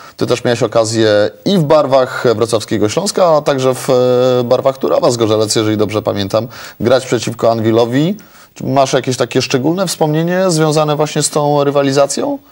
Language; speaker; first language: Polish; native; Polish